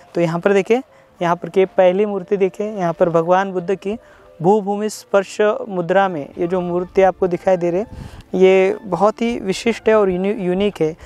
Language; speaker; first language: Hindi; non-native, local second language; Marathi